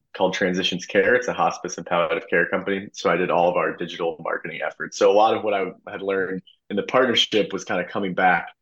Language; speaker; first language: English; native; English